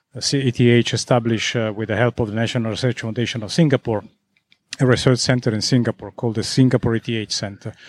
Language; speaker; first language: English; non-native, fluent; Italian